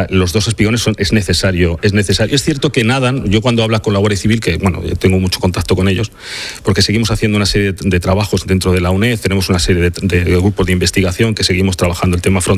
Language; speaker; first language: Spanish; native; Spanish